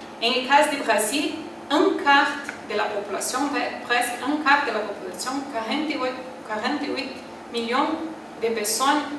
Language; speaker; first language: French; non-native, learner; Portuguese